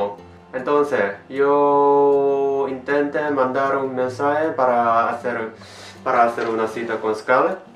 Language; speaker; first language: Spanish; non-native, learner; Korean